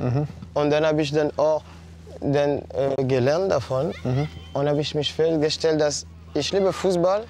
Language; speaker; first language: German; non-native, fluent; French